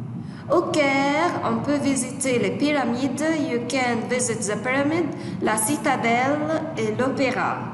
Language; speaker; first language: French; non-native, fluent; Arabic